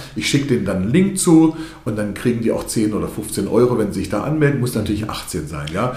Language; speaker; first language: German; early bilingual, other home language; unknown